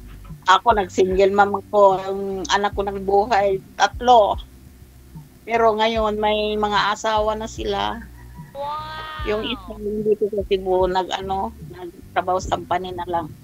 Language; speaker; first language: Filipino; non-native, local second language; Chavacano